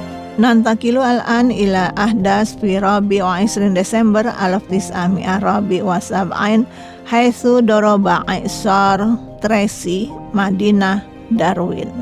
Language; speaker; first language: Arabic; non-native, fluent; Indonesian